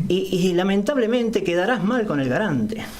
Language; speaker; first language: Spanish; native; Spanish